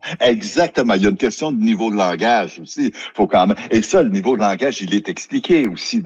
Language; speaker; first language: French; native; French